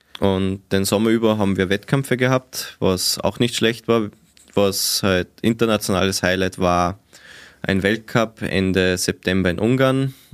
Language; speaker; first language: German; native; German